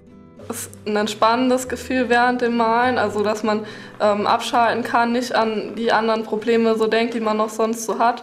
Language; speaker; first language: German; native; German